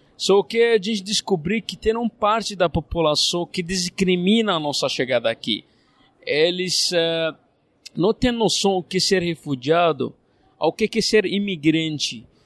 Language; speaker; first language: Portuguese; non-native, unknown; Arabic